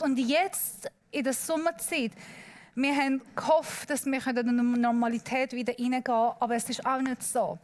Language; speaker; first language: German; non-native, learner; Persian